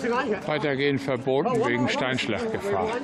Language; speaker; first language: German; native; German